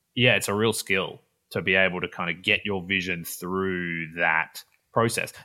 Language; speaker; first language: English; native; English